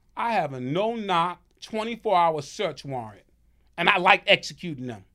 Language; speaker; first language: English; native; English